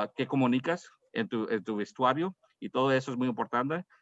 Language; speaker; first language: Spanish; early bilingual, heritage; Spanish